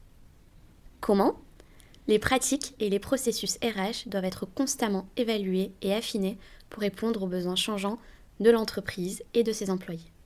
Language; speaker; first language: French; native; French